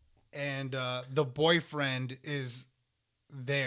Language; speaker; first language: English; native; English